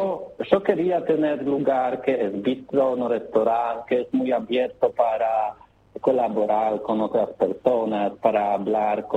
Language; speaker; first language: Spanish; non-native, learner; Polish